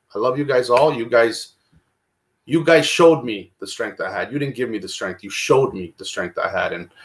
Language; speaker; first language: English; non-native, fluent; Italian